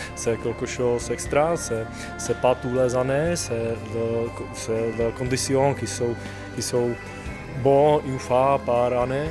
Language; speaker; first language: French; non-native, learner; Czech